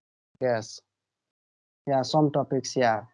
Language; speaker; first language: English; non-native, learner; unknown